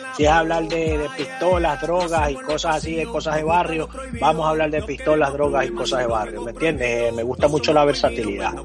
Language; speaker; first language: Spanish; early bilingual, heritage; Spanish